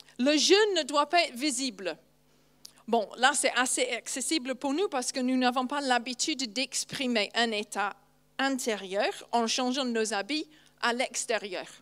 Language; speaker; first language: French; non-native, fluent; English